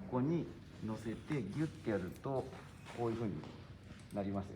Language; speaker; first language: Japanese; native; Japanese